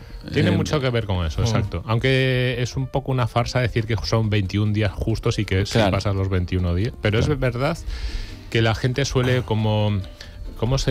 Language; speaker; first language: Spanish; native; Spanish